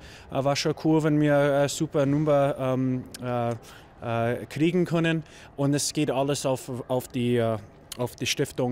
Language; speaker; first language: German; non-native, learner; English